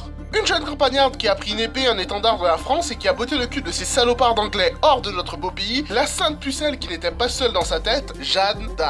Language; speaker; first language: French; native; French